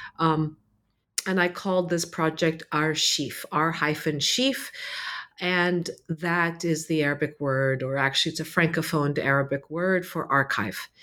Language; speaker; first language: English; early bilingual, other home language; Arabic